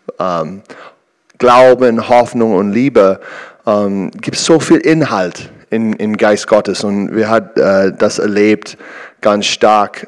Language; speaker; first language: German; non-native, learner; English